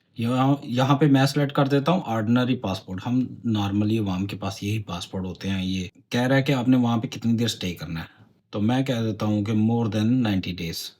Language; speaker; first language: Urdu; non-native, local second language; Punjabi